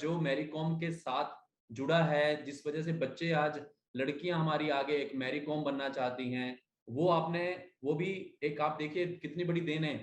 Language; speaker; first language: Hindi; native; Hindi